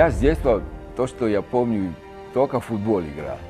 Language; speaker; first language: Russian; non-native, fluent; Georgian